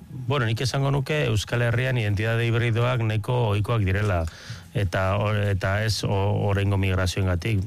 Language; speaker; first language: Basque; native; Basque